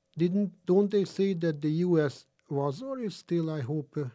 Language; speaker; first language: English; non-native, fluent; Hungarian